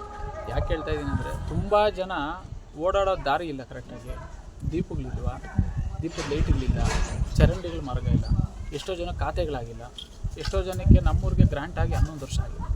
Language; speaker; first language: Kannada; native; Kannada